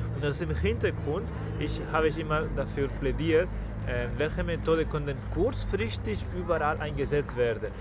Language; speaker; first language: German; non-native, fluent; Spanish